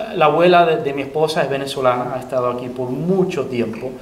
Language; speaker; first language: Spanish; early bilingual, other home language; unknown